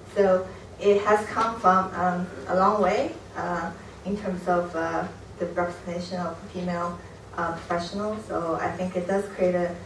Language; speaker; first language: English; non-native, fluent; Chinese